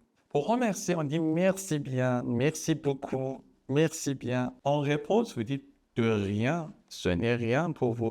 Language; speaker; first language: French; non-native, fluent; Persian